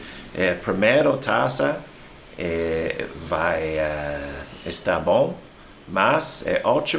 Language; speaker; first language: Portuguese; non-native, learner; English